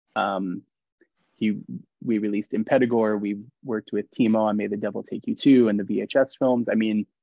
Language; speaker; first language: English; native; English